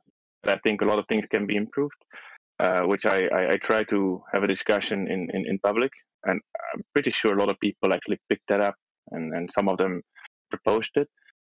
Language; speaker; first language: English; non-native, fluent; Dutch